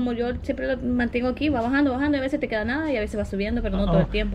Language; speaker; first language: Spanish; native; Spanish